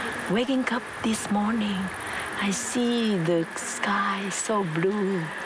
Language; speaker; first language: English; non-native, fluent; Vietnamese